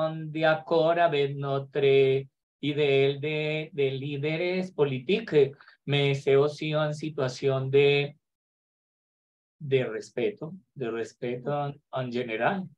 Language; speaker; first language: French; non-native, learner; Spanish